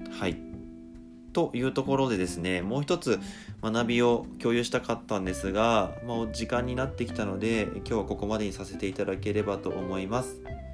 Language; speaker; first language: Japanese; native; Japanese